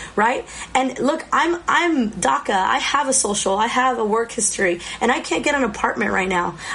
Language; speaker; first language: English; early bilingual, other home language; Spanish